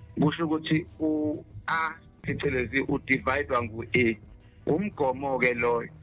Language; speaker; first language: Zulu; native; Zulu